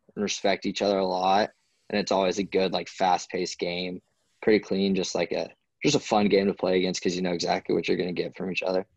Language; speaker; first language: English; native; English